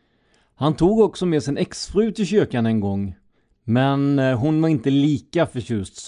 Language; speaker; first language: Swedish; native; Swedish